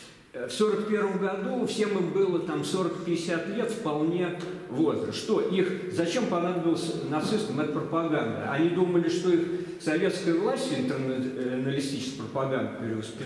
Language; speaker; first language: Russian; native; Russian